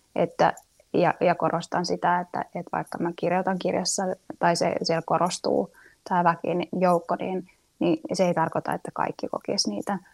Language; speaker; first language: Finnish; native; Finnish